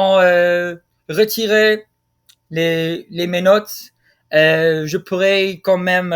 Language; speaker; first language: French; non-native, fluent; English